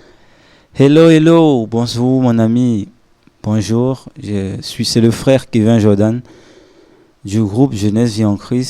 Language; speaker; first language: French; non-native, local second language; Lingala